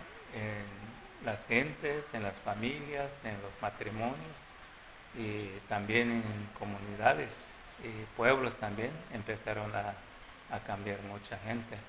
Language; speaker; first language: Spanish; non-native, local second language; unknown